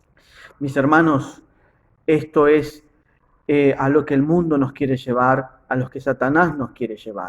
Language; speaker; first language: Spanish; native; Spanish